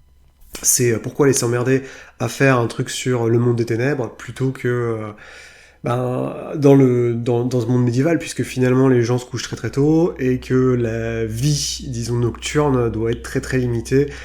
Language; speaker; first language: French; native; French